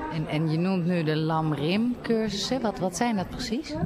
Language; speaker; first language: Dutch; native; Dutch